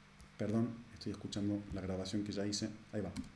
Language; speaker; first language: Spanish; native; Spanish